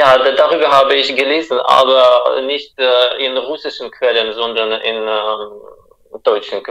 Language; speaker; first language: German; non-native, fluent; Russian